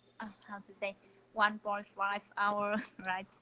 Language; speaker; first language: English; non-native, learner; Vietnamese